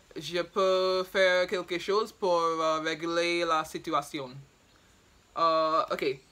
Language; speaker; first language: French; non-native, learner; English